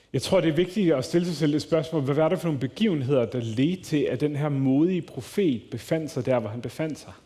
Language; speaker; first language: Danish; native; Danish